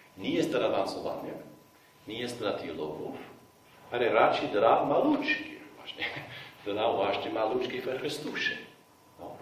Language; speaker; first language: Polish; non-native, fluent; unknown